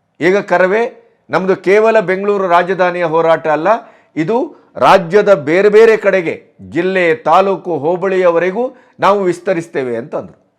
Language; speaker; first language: Kannada; native; Kannada